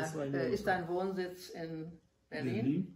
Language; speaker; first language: German; non-native, learner; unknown